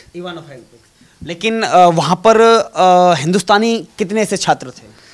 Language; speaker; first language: Hindi; native; Hindi